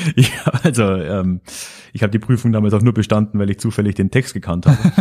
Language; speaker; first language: German; native; German